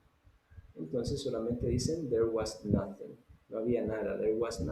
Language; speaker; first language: English; non-native, fluent; Spanish